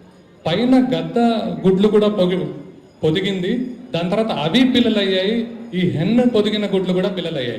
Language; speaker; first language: Telugu; native; Telugu